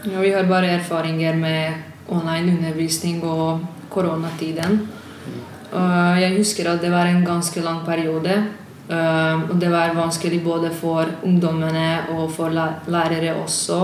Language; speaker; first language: Norwegian; non-native, fluent; Hungarian